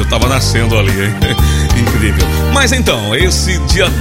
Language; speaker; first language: Portuguese; native; Portuguese